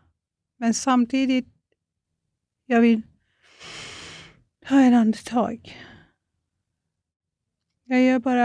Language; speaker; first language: Swedish; non-native, fluent; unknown